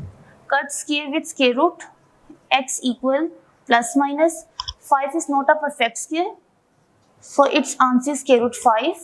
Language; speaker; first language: English; non-native, local second language; Urdu